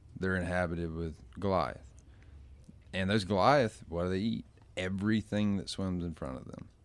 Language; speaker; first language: English; native; English